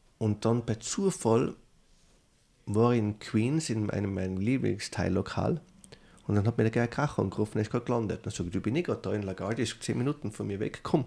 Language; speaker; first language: German; native; German